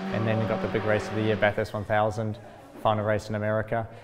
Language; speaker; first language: English; native; English